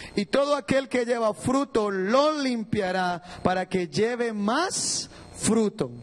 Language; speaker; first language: Spanish; native; Spanish